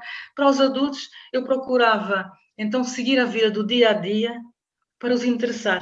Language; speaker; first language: Portuguese; non-native, local second language; Kabuverdianu